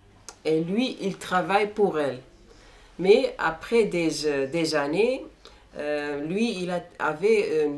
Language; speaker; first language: French; non-native, fluent; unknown